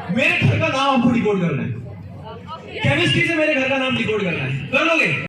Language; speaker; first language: Hindi; native; Hindi